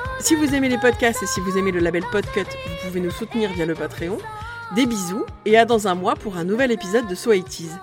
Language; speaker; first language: French; native; French